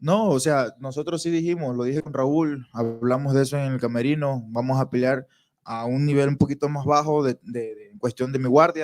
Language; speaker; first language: Spanish; native; Spanish